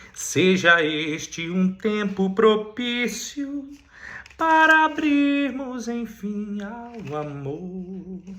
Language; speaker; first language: Portuguese; native; Portuguese